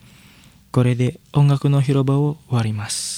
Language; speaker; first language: Japanese; non-native, fluent; Indonesian